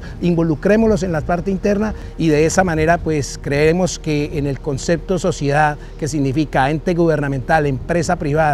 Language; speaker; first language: Spanish; native; Spanish